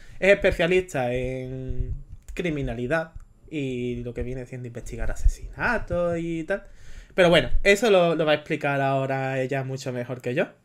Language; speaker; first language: Spanish; native; Spanish